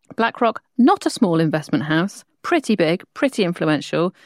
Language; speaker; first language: English; native; English